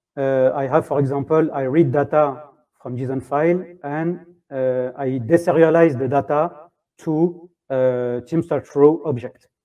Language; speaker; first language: English; non-native, fluent; French